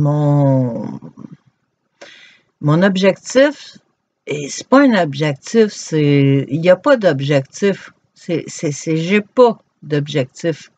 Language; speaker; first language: French; native; French